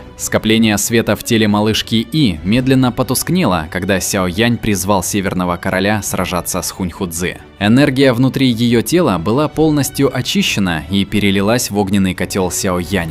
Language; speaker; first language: Russian; native; Russian